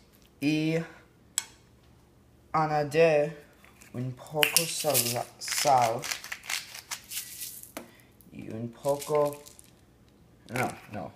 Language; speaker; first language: Spanish; non-native, learner; English